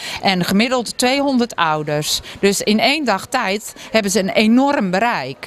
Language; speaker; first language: Dutch; native; Dutch